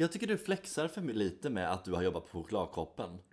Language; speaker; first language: Swedish; native; Swedish